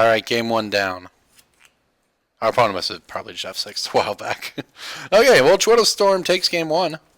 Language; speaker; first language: English; native; English